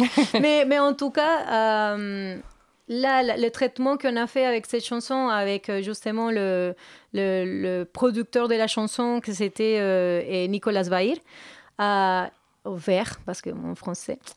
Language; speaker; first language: French; non-native, fluent; Spanish